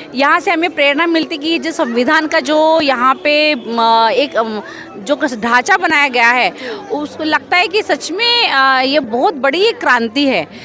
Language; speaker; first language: Hindi; non-native, local second language; Marathi